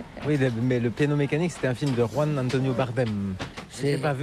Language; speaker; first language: French; native; French